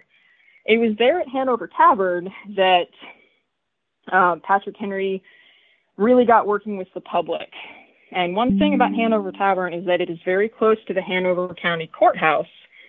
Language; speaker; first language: English; native; English